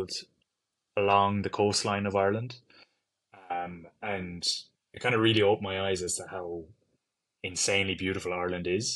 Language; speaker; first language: English; native; English